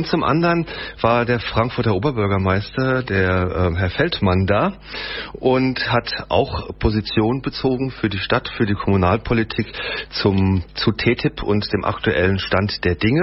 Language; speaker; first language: German; native; German